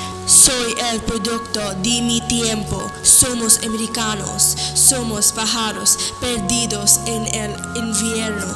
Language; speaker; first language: Spanish; non-native, learner; English